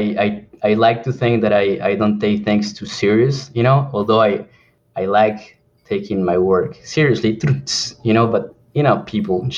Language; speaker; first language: English; non-native, fluent; Spanish